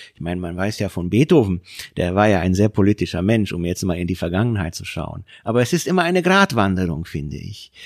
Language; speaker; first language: German; non-native, fluent; Hungarian